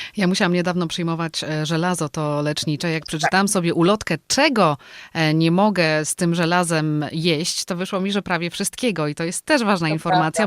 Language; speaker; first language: Polish; native; Polish